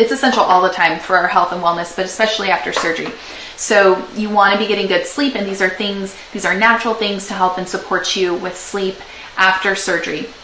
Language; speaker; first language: English; native; English